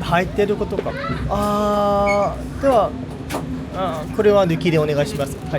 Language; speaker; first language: Japanese; non-native, fluent; Korean